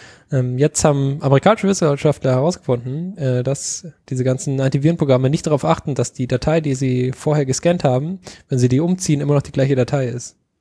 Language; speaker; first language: German; native; German